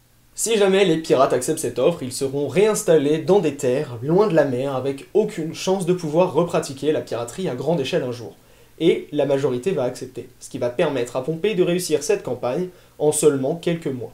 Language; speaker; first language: French; native; French